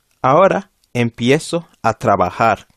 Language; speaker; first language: Spanish; non-native, fluent; English